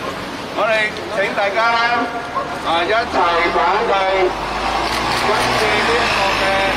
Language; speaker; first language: Chinese; native; Chinese